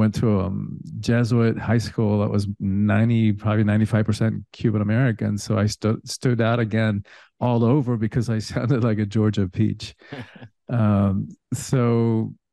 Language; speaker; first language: English; early bilingual, other home language; Spanish